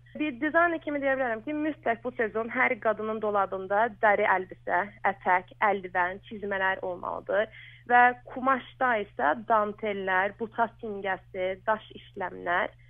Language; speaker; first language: Azerbaijani; early bilingual, heritage; Azerbaijani